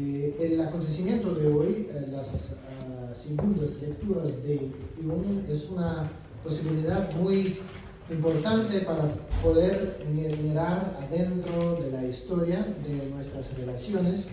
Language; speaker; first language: Spanish; non-native, fluent; Russian